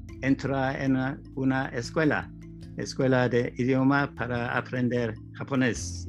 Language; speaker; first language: Spanish; non-native, learner; English